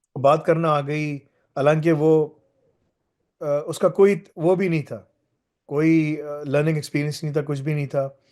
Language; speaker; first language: Urdu; native; Urdu